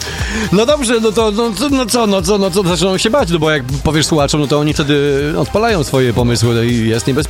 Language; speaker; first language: Polish; native; Polish